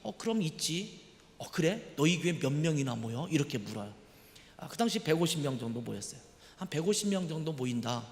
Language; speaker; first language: Korean; native; Korean